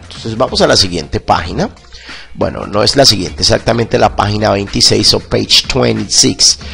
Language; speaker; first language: Spanish; native; Spanish